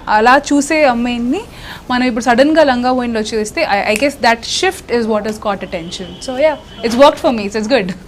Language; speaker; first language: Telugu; non-native, local second language; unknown